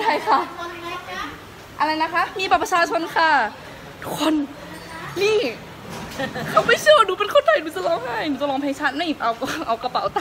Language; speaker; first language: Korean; non-native, fluent; Thai